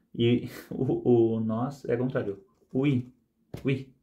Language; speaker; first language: Portuguese; non-native, fluent; Spanish